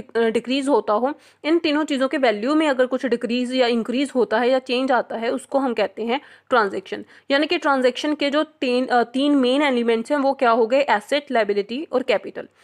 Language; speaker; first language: Hindi; non-native, local second language; Punjabi